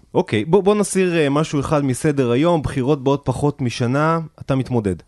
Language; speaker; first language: Hebrew; native; Hebrew